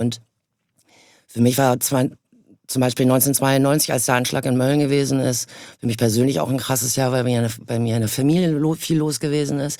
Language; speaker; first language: German; native; German